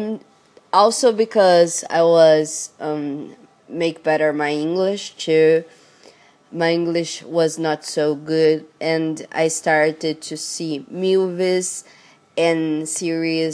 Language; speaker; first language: English; non-native, learner; Portuguese